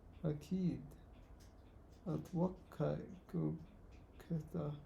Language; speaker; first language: Arabic; non-native, learner; English